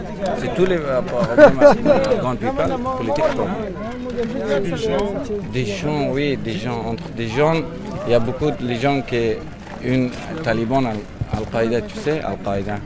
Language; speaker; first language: French; non-native, learner; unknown